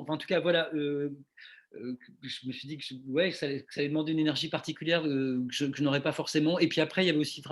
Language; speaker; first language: French; native; French